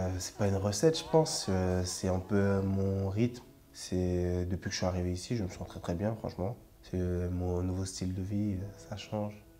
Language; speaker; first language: French; native; French